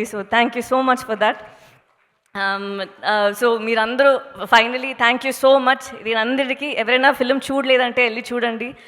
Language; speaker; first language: Telugu; non-native, local second language; Tamil